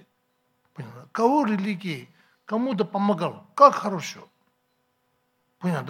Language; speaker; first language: Russian; non-native, learner; Tibetan